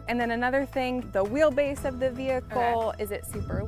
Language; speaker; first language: English; native; English